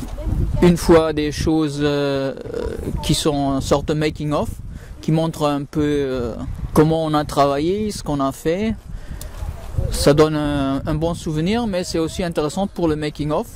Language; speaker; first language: French; non-native, fluent; German